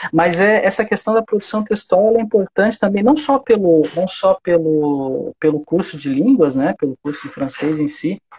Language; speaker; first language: Portuguese; native; Portuguese